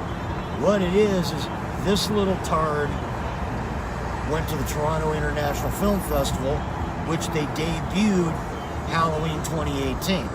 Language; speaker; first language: English; native; English